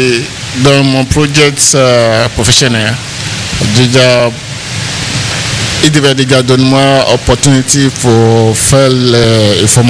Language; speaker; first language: French; non-native, learner; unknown